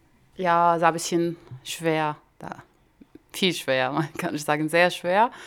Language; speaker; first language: German; non-native, learner; Arabic